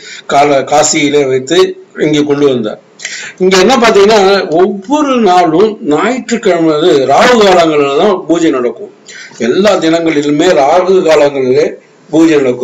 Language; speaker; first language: Tamil; native; Tamil